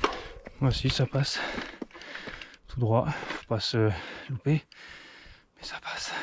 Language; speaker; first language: French; native; French